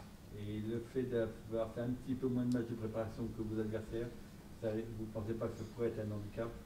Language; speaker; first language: French; native; French